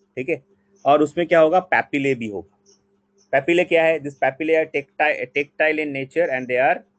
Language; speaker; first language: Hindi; non-native, local second language; Bangla